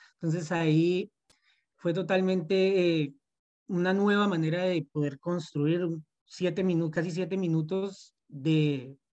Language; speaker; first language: Spanish; native; Spanish